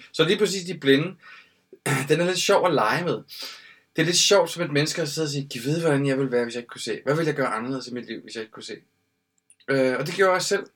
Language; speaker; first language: Danish; native; Danish